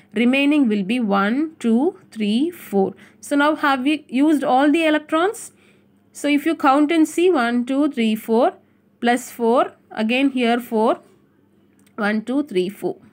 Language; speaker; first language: English; non-native, local second language; Tamil